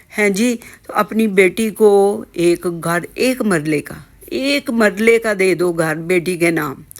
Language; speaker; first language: Urdu; non-native, local second language; Punjabi